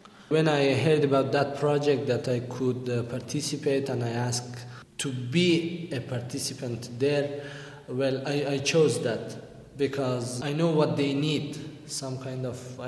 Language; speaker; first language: English; non-native, learner; Persian